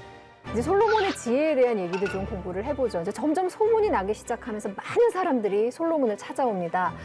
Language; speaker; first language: Korean; native; Korean